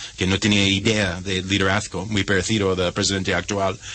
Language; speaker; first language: Spanish; non-native, fluent; English